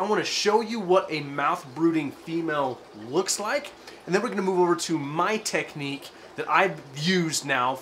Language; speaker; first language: English; native; English